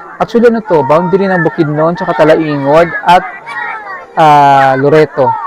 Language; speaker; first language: Filipino; native; Filipino